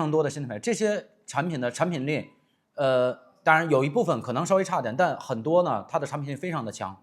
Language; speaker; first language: Chinese; native; Chinese